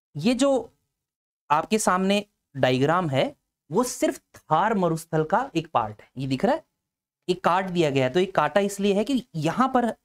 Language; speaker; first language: Hindi; native; Hindi